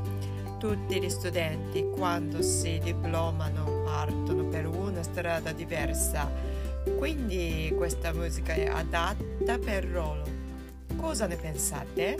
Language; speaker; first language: Italian; non-native, fluent; Japanese